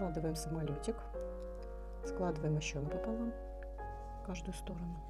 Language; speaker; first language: Russian; native; Russian